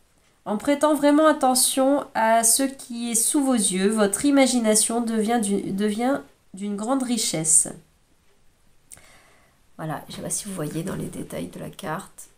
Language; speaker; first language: French; native; French